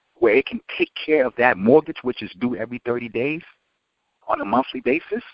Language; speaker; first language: English; native; English